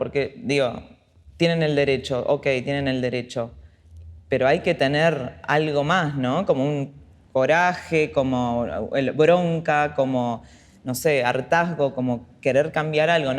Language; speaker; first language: Spanish; native; Spanish